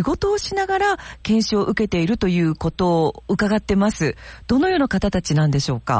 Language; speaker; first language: Japanese; native; Japanese